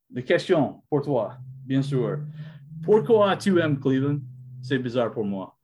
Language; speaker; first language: French; non-native, learner; English